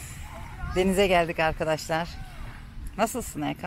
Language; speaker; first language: Turkish; early bilingual, heritage; Turkish